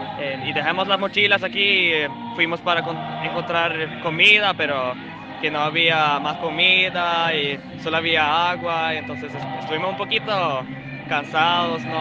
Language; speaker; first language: Spanish; non-native, fluent; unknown